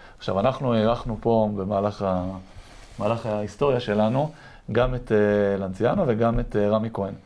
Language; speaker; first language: Hebrew; native; Hebrew